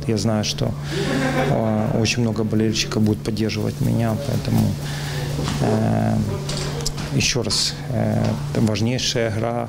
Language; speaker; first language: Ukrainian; non-native, local second language; Russian